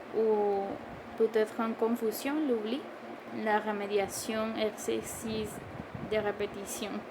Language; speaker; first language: French; non-native, learner; Spanish